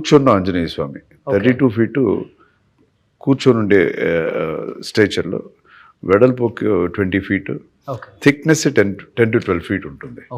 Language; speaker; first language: Telugu; native; Telugu